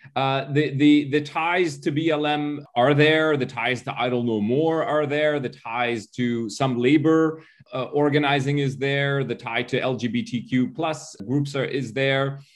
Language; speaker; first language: English; early bilingual, other home language; Arabic